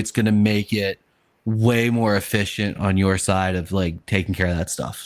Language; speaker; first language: English; native; English